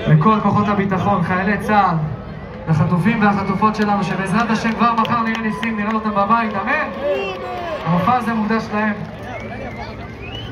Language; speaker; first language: Hebrew; native; Hebrew